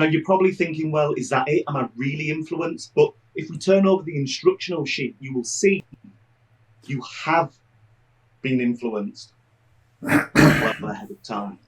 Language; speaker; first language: English; native; English